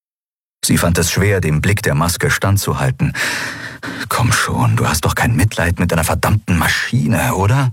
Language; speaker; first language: German; native; German